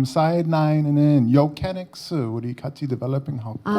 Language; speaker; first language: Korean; non-native, learner; English